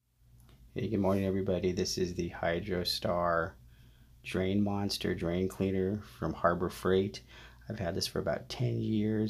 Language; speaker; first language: English; native; English